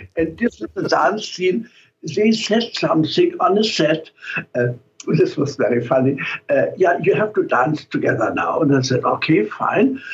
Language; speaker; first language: English; non-native, fluent; German